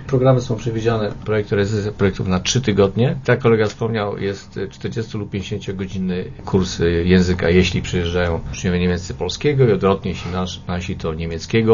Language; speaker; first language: Polish; native; Polish